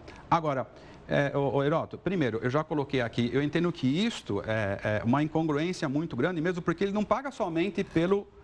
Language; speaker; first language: Portuguese; native; Portuguese